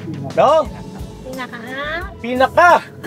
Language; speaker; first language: Filipino; native; Filipino